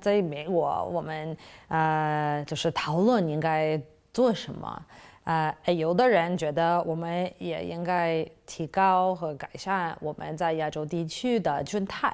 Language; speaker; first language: Chinese; non-native, fluent; English